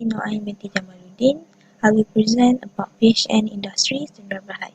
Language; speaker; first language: English; non-native, learner; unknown